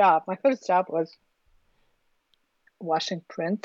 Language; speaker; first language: English; non-native, fluent; Russian